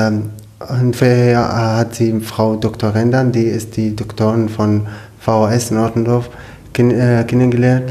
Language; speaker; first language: German; non-native, learner; Arabic